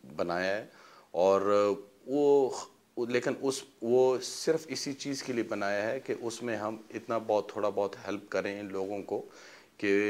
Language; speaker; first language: Urdu; non-native, local second language; Pashto